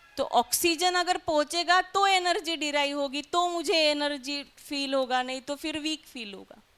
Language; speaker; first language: Hindi; non-native, local second language; Marathi